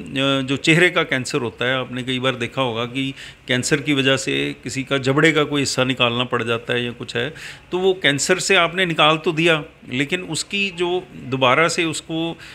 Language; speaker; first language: Hindi; native; Hindi